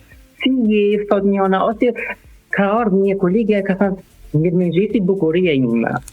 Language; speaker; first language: Albanian; non-native, learner; German